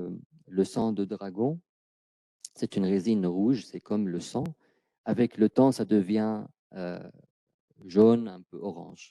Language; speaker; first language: French; non-native, fluent; Arabic